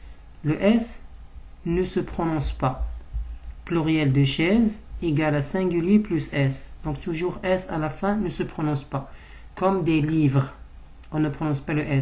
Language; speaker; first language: French; non-native, local second language; Arabic